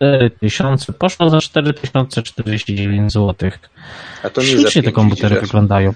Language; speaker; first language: Polish; native; Polish